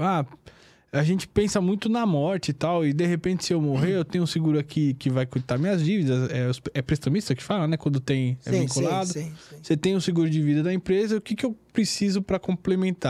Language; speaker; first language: Portuguese; native; Portuguese